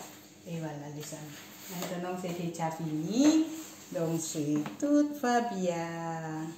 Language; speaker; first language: French; non-native, learner; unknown